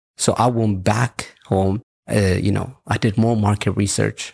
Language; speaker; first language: English; early bilingual, other home language; Amharic